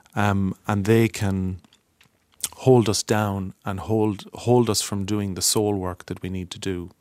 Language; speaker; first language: English; native; English